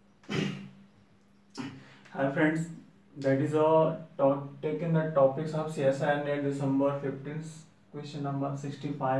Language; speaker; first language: English; non-native, local second language; Hindi